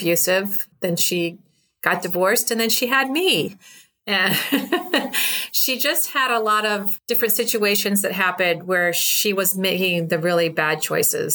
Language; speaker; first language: English; native; English